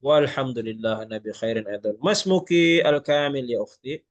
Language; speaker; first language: Arabic; non-native, fluent; Malay